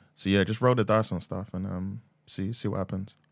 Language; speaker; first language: English; native; English